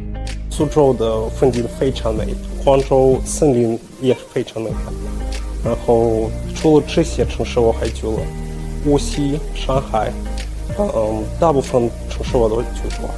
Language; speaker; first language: Chinese; non-native, fluent; Russian